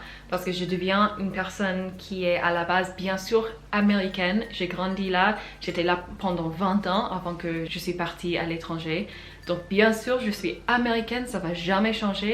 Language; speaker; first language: French; non-native, fluent; English